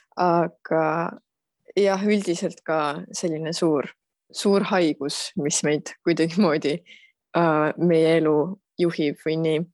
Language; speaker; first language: Estonian; native; Estonian